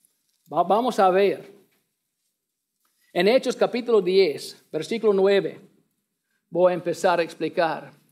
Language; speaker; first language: Spanish; non-native, learner; English